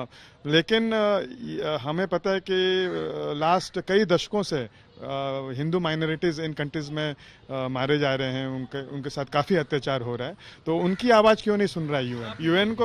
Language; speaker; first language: Hindi; native; Hindi